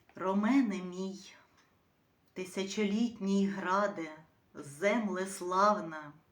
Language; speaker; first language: Ukrainian; native; Ukrainian